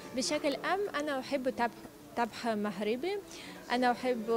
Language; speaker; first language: Arabic; non-native, fluent; Ukrainian